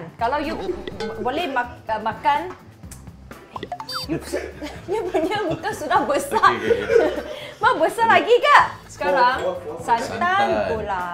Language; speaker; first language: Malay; non-native, local second language; Cantonese